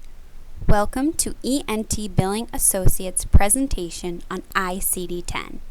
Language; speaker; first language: English; native; English